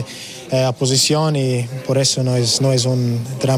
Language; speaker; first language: Spanish; non-native, learner; English